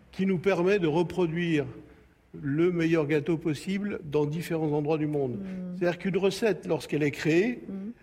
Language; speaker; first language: French; native; French